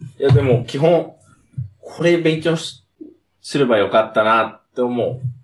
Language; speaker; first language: Japanese; non-native, fluent; English